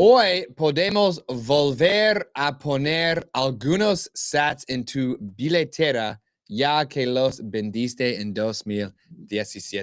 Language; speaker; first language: Spanish; non-native, learner; English